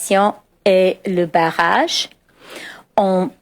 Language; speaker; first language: French; non-native, local second language; English